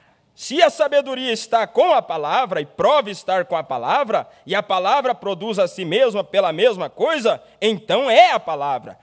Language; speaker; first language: Portuguese; native; Portuguese